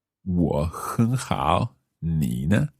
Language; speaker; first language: Chinese; non-native, learner; English